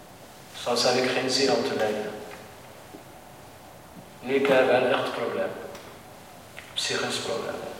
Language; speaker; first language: Dutch; non-native, learner; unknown